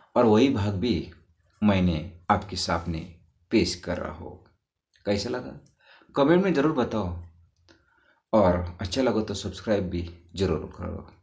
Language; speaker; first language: Hindi; non-native, local second language; Marathi